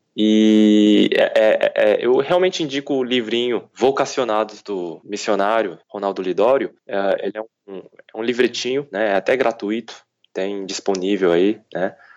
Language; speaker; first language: Portuguese; early bilingual, other home language; Korean